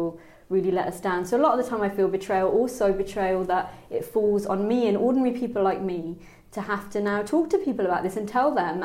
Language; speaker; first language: English; native; English